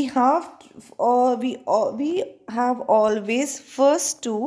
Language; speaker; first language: English; non-native, local second language; Punjabi